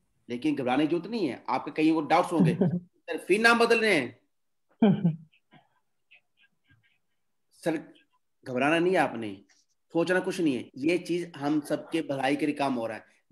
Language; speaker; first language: Hindi; native; Hindi